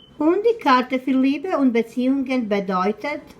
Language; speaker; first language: German; non-native, learner; Croatian